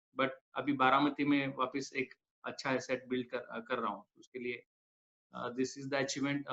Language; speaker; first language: Hindi; non-native, local second language; Marathi